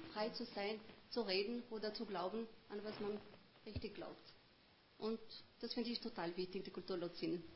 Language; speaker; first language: German; non-native, fluent; Arabic